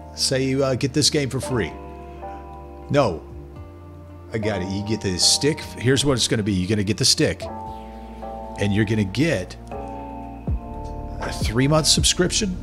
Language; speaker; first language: English; native; English